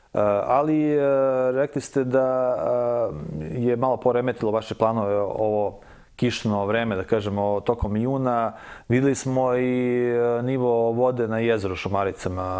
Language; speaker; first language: Serbian; native; Serbian